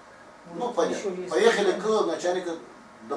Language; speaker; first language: Russian; non-native, fluent; Tajik